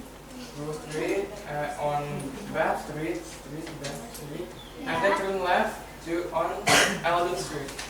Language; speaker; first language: English; non-native, learner; Indonesian